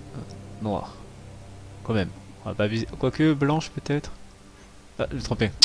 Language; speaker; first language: French; native; French